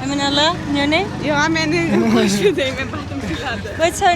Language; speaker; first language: English; non-native, learner; Turkish